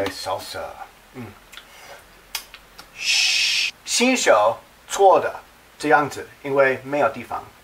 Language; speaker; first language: Chinese; non-native, learner; English